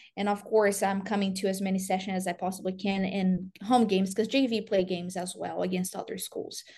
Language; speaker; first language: English; non-native, fluent; Portuguese